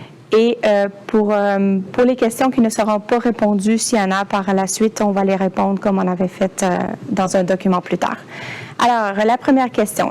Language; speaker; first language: French; native; French